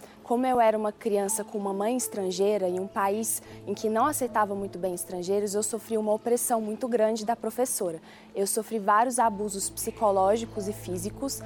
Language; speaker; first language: Portuguese; early bilingual, other home language; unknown